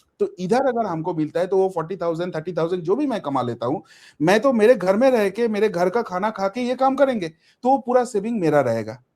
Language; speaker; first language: Hindi; non-native, local second language; Bangla